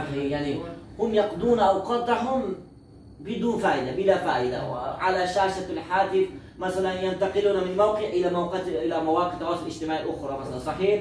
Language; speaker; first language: Arabic; non-native, learner; Uzbek